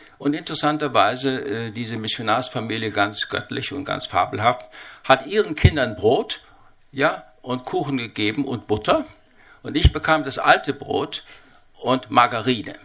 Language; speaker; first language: German; early bilingual, heritage; Chinese